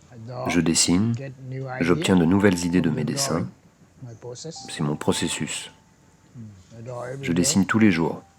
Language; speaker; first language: French; non-native, learner; Thai